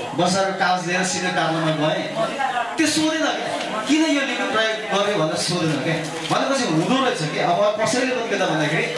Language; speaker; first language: Nepali; non-native, local second language; Limbu